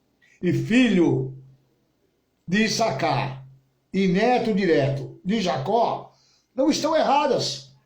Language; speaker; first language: Portuguese; native; Portuguese